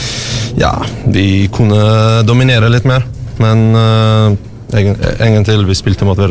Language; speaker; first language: Norwegian; non-native, learner; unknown